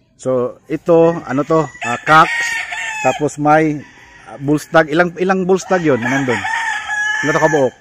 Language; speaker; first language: Filipino; non-native, local second language; Cebuano